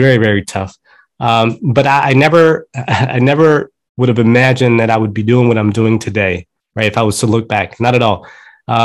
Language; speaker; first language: English; early bilingual, other home language; Spanish